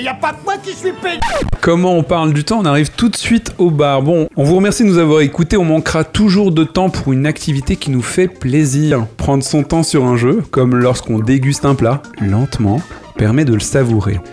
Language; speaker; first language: French; native; French